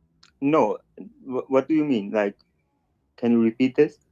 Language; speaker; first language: English; non-native, fluent; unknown